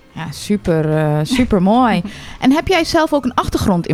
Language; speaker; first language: Dutch; native; Dutch